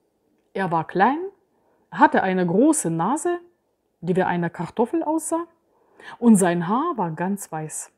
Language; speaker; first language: German; native; German